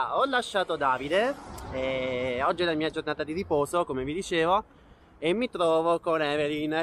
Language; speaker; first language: Italian; native; Italian